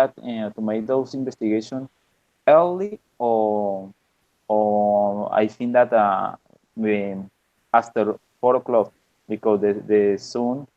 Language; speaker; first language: English; non-native, learner; Spanish